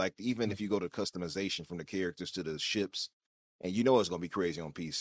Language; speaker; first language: English; native; English